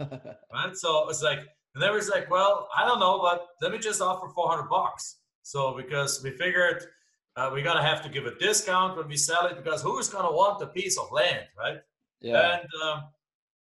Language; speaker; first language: English; non-native, fluent; German